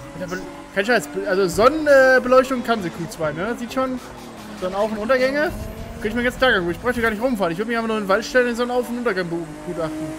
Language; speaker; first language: German; native; German